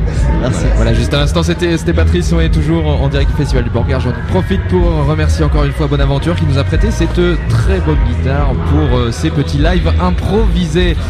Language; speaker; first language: French; native; French